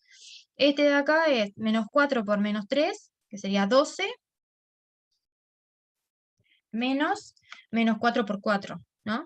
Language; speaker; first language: Spanish; native; Spanish